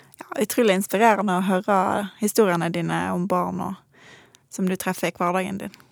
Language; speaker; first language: Norwegian; native; Norwegian